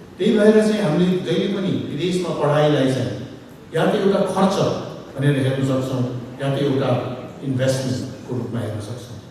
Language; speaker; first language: Nepali; native; Nepali